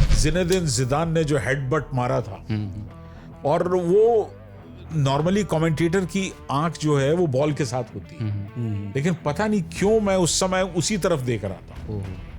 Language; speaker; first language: Hindi; non-native, local second language; Bangla